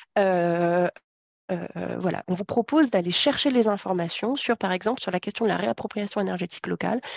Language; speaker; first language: French; native; French